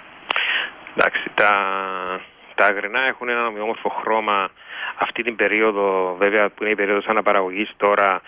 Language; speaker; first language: Greek; native; Greek